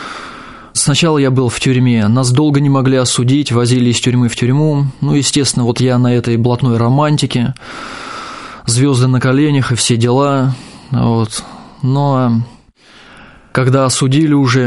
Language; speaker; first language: Russian; native; Russian